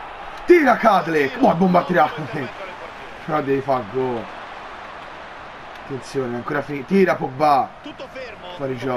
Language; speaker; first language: Italian; native; Italian